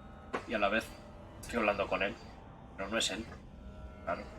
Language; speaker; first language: Spanish; native; Spanish